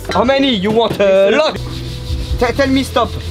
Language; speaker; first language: English; non-native, learner; French